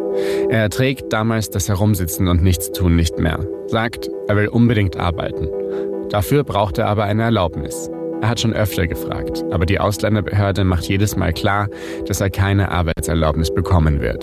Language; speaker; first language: German; native; German